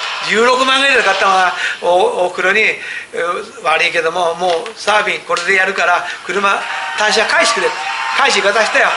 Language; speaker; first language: Japanese; native; Japanese